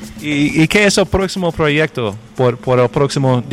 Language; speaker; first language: Spanish; non-native, learner; English